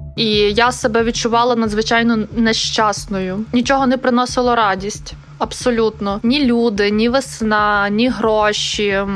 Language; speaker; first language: Ukrainian; native; Ukrainian